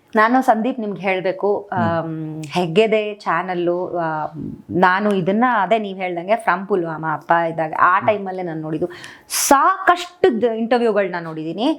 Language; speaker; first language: Kannada; native; Kannada